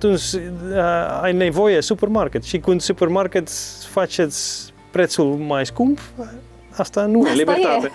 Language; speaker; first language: Romanian; non-native, learner; Dutch